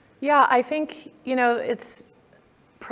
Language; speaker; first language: English; native; English